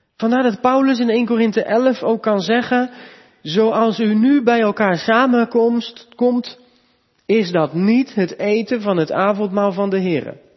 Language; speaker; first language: Dutch; native; Dutch